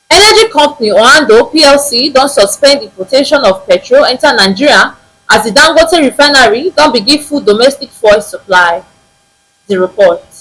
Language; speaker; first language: Nigerian Pidgin; native; Nigerian Pidgin